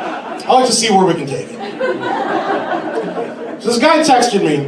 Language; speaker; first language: English; native; English